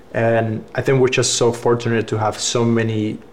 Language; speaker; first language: English; non-native, fluent; Spanish